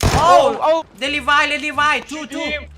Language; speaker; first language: English; non-native, learner; Thai